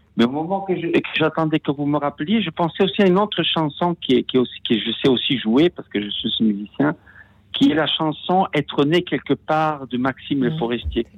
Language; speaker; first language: French; non-native, fluent; Italian